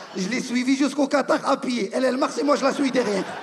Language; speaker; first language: French; non-native, local second language; Arabic